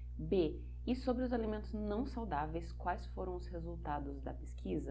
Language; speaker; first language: Portuguese; native; Portuguese